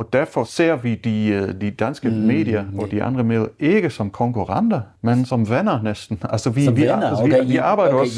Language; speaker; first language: Danish; non-native, fluent; German